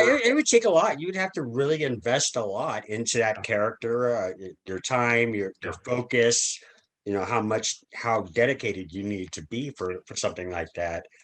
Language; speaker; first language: English; native; English